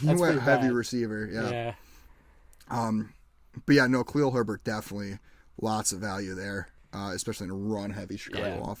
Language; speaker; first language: English; native; English